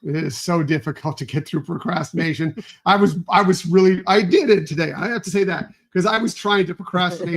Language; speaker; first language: English; native; English